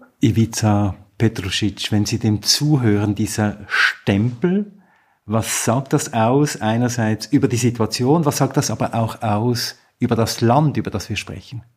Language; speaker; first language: German; native; German